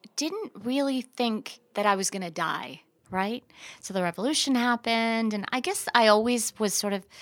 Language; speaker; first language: English; early bilingual, other home language; Persian